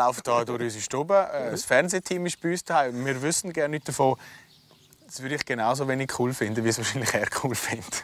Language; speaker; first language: German; native; German